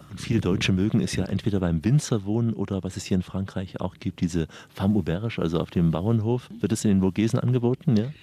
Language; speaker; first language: German; native; German